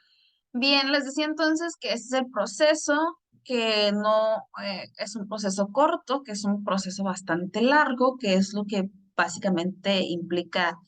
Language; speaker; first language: Spanish; native; Spanish